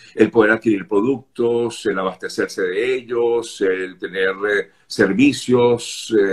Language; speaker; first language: Spanish; native; Spanish